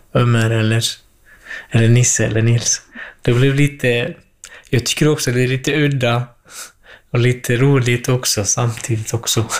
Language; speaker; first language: Swedish; non-native, fluent; Kurdish